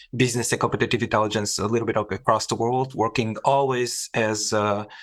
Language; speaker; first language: English; non-native, fluent; Portuguese